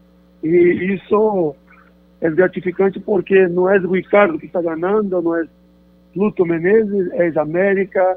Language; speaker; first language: Spanish; non-native, fluent; Portuguese